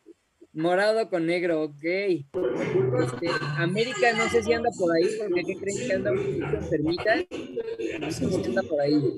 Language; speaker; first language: Spanish; native; Spanish